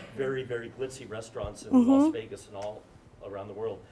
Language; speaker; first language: English; native; English